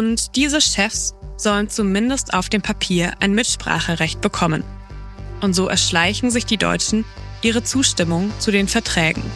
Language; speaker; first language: German; native; German